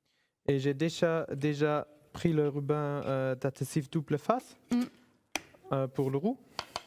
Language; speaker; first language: French; non-native, fluent; German